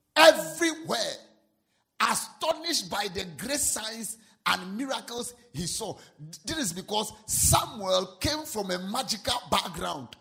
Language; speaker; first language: English; non-native, local second language; Akan